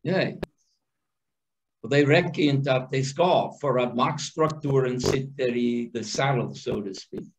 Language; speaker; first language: Swedish; non-native, fluent; English